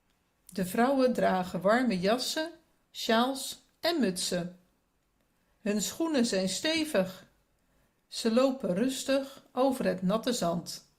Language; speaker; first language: Dutch; non-native, learner; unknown